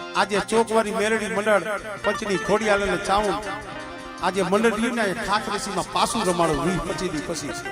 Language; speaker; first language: Gujarati; native; Gujarati